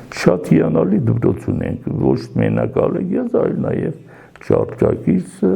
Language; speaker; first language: Armenian; non-native, local second language; Kurdish